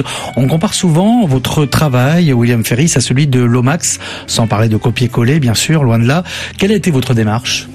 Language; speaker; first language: French; native; French